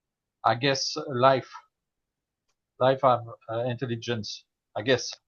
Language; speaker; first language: English; non-native, learner; French